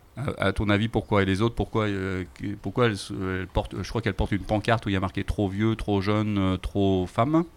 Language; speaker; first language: French; native; French